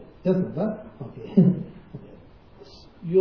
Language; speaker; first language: Russian; non-native, learner; Tibetan